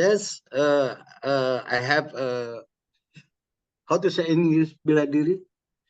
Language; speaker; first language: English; non-native, learner; Indonesian